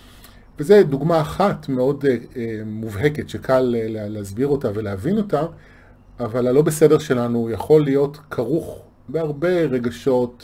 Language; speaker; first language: Hebrew; native; Hebrew